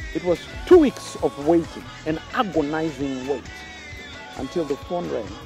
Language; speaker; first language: English; non-native, local second language; Shona